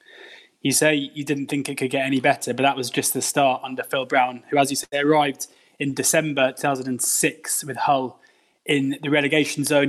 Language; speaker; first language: English; native; English